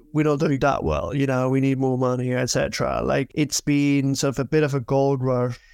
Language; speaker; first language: English; non-native, fluent; German